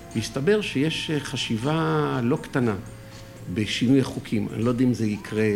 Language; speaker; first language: Hebrew; early bilingual, other home language; French